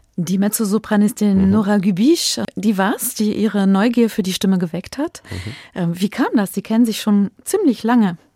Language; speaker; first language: German; native; German